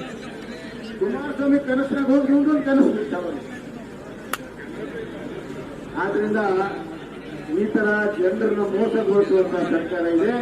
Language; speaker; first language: Kannada; native; Kannada